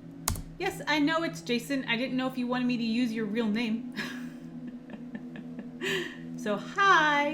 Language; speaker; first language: English; native; English